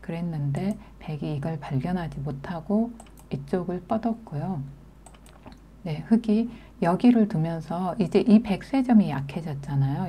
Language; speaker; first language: Korean; native; Korean